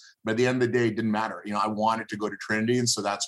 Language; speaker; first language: English; early bilingual, other home language; Hebrew